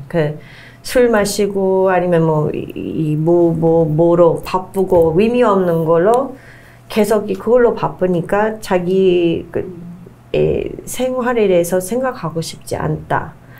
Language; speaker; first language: Korean; non-native, fluent; English